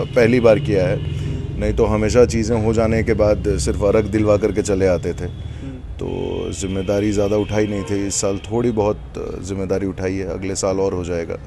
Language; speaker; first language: Hindi; native; Hindi